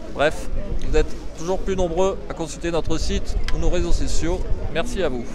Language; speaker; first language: French; native; French